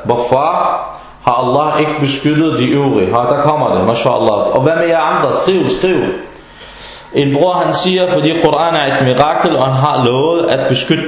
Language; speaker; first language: Danish; early bilingual, other home language; Arabic